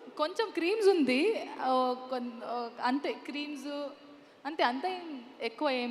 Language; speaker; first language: Telugu; non-native, learner; Kannada